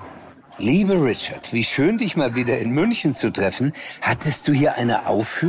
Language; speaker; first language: German; native; German